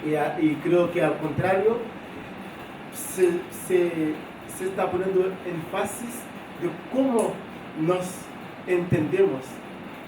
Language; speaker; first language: Spanish; non-native, fluent; Haitian Creole